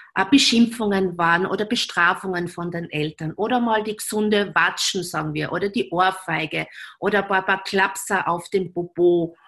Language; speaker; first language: German; native; German